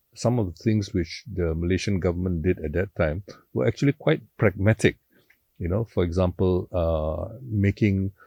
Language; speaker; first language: English; non-native, local second language; Tamil